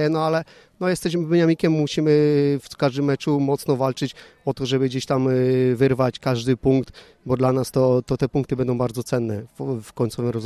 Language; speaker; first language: Polish; native; Polish